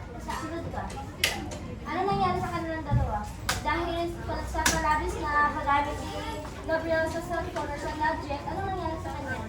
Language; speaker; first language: Filipino; non-native, local second language; Cebuano